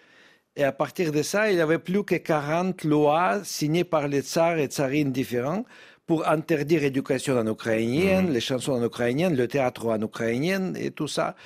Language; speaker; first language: French; non-native, fluent; Russian